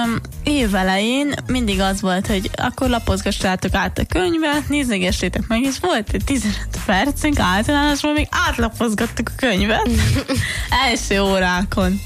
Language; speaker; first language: Hungarian; native; Hungarian